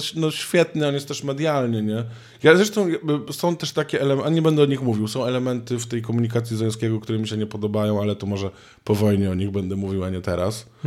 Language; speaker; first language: Polish; native; Polish